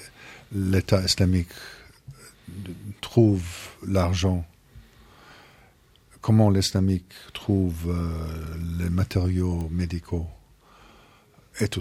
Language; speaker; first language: French; non-native, fluent; English